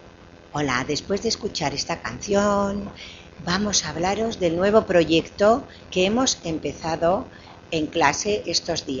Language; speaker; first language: Spanish; native; Spanish